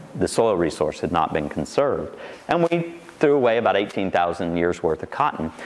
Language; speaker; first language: English; native; English